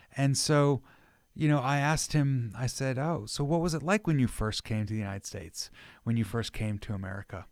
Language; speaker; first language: English; native; English